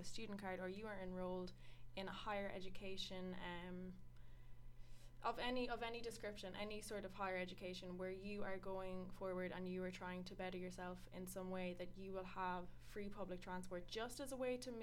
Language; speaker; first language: English; native; English